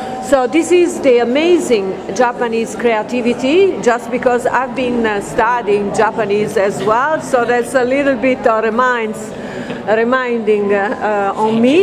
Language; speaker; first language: English; non-native, fluent; Italian